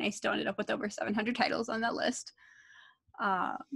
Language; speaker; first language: English; native; English